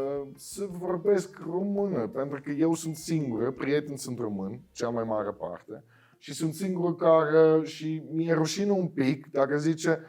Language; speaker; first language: Romanian; non-native, fluent; Dutch